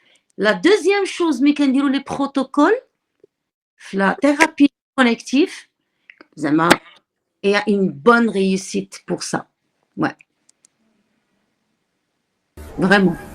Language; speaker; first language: French; non-native, local second language; Arabic